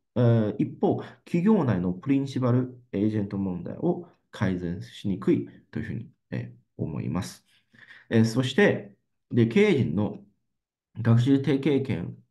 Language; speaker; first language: Japanese; non-native, fluent; Chinese